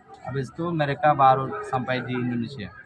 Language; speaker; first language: Indonesian; non-native, learner; Rohingya